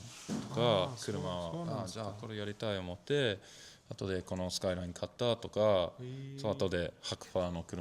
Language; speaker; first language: Japanese; non-native, learner; English